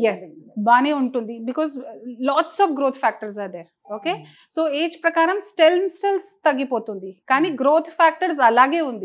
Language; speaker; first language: Telugu; non-native, fluent; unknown